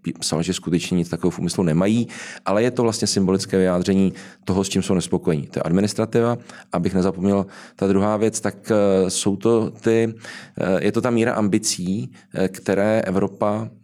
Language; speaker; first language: Czech; native; Czech